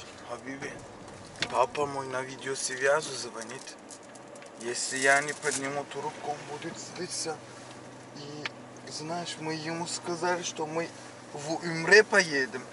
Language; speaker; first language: Russian; non-native, learner; Turkish